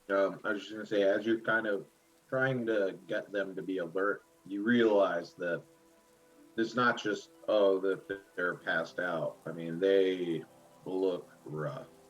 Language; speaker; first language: English; native; English